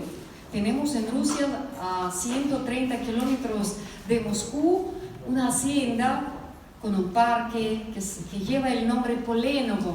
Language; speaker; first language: Spanish; non-native, fluent; Russian